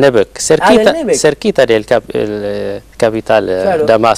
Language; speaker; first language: Spanish; non-native, learner; Arabic